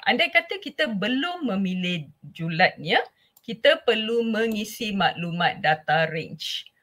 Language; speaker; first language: Malay; non-native, local second language; Tamil